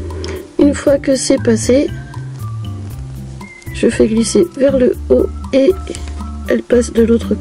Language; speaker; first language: French; native; French